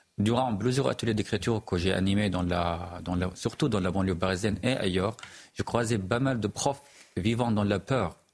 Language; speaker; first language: French; non-native, fluent; Arabic